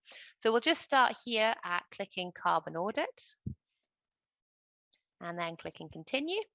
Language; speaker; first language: English; native; English